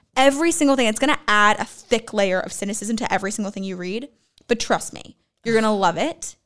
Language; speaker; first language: English; native; English